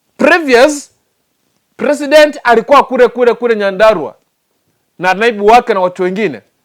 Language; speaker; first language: Swahili; non-native, local second language; Gusii